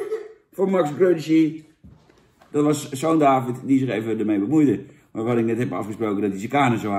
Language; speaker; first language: Dutch; native; Dutch